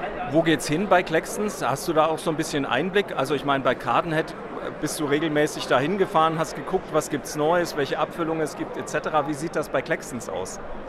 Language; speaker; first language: German; native; German